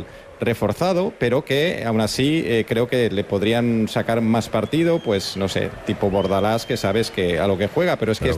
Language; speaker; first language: Spanish; native; Spanish